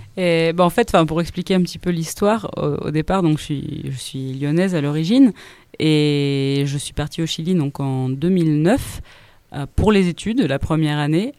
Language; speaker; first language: French; native; French